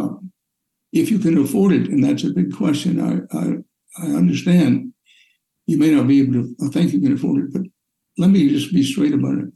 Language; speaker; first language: English; native; English